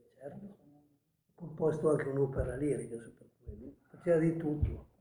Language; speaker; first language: Italian; native; Italian